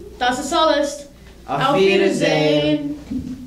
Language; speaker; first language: German; non-native, learner; English